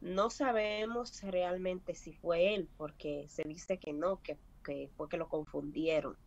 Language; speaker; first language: Spanish; native; Spanish